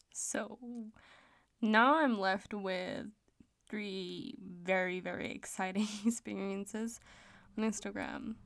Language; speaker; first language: English; non-native, fluent; Danish